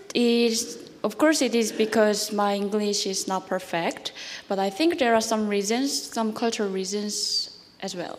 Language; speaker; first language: English; non-native, learner; Korean